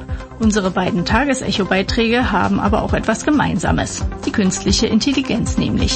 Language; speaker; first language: German; native; German